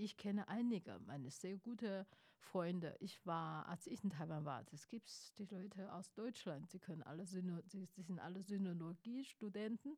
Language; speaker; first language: German; non-native, fluent; Chinese